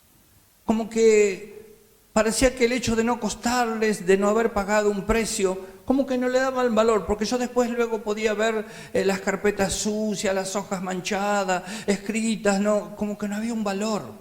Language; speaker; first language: Spanish; native; Spanish